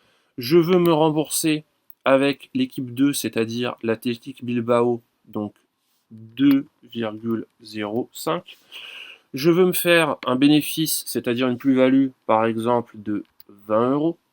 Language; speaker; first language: French; native; French